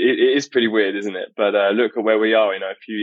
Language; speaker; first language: English; native; English